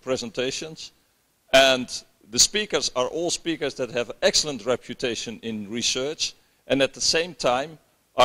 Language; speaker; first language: English; non-native, fluent; Dutch